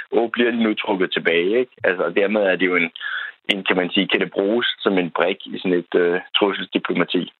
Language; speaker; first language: Danish; native; Danish